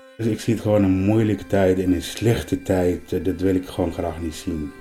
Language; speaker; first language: Dutch; non-native, fluent; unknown